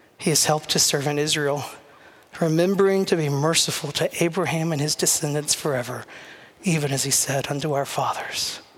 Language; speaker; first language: English; native; English